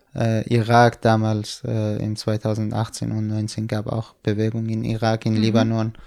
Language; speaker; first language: German; non-native, fluent; Persian